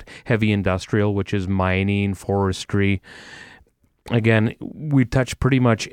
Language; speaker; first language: English; native; English